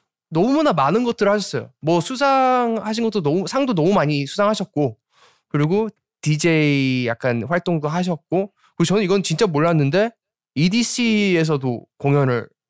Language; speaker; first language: Korean; early bilingual, heritage; Korean